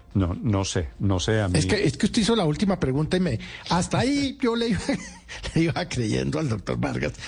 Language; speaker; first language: Spanish; native; Spanish